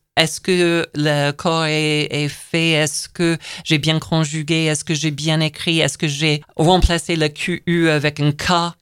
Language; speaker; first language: French; non-native, fluent; English